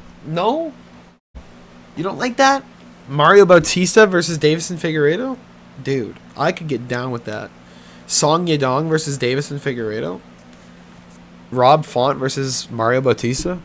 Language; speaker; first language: English; native; English